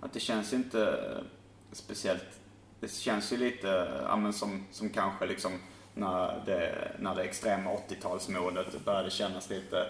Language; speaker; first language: Swedish; native; Swedish